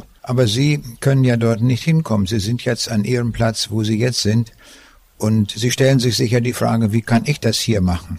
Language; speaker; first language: German; native; German